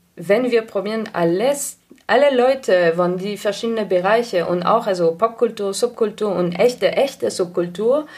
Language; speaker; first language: German; non-native, fluent; English